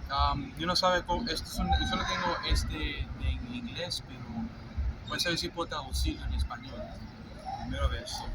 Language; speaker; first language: Spanish; non-native, fluent; English